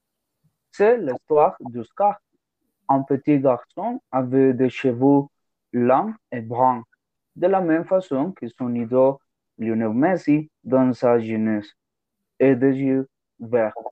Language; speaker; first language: French; non-native, learner; Spanish